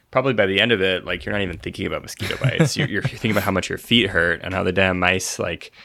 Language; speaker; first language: English; native; English